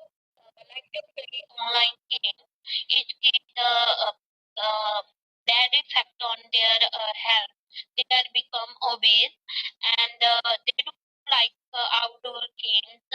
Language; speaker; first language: English; non-native, learner; Punjabi